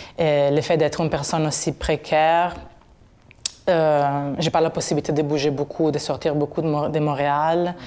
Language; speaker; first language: French; non-native, fluent; Italian